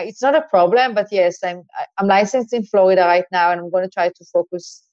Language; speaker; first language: English; non-native, fluent; Hebrew